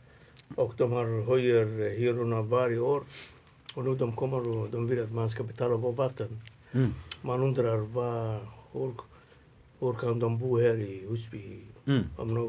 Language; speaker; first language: Swedish; non-native, fluent; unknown